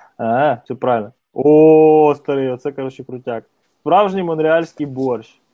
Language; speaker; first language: Ukrainian; native; Ukrainian